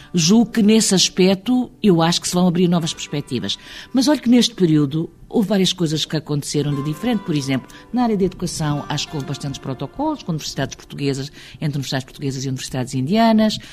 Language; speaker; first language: Portuguese; early bilingual, heritage; Portuguese